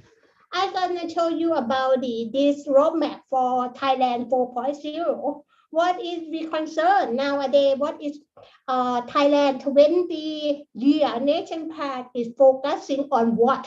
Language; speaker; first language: English; non-native, learner; Thai